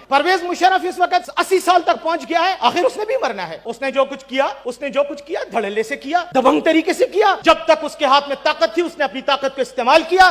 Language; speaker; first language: Urdu; non-native, local second language; Pashto